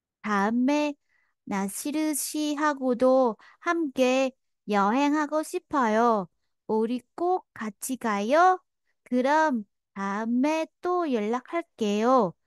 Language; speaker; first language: Korean; non-native, fluent; Vietnamese